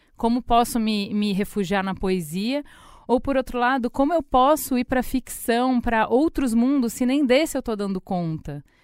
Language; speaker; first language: Portuguese; native; Portuguese